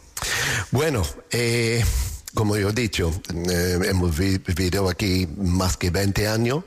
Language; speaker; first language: Spanish; non-native, learner; English